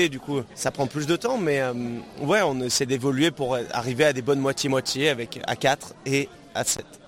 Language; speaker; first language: French; native; French